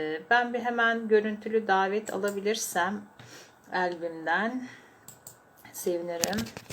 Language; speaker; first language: Turkish; native; Turkish